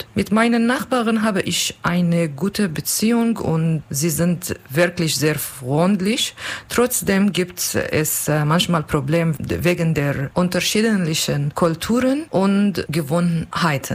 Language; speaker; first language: German; non-native, learner; Kurdish